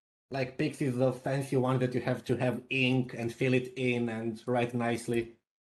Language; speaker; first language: English; non-native, fluent; Romanian